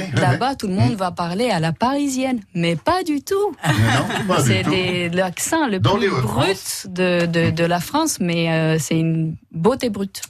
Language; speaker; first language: French; non-native, fluent; Romanian